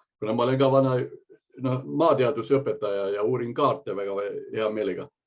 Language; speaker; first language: Estonian; early bilingual, heritage; Estonian